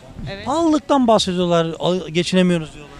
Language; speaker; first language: Turkish; native; Turkish